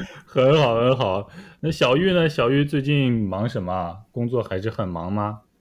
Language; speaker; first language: Chinese; native; Chinese